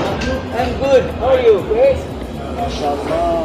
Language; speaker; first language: English; non-native, local second language; Filipino